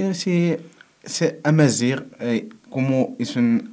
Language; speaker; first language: Spanish; non-native, learner; Berber languages